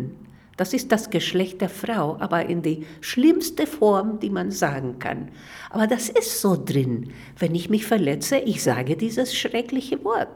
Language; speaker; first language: German; non-native, fluent; Spanish